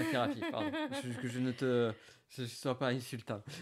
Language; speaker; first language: French; native; French